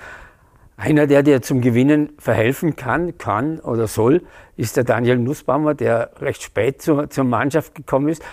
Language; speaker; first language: German; native; German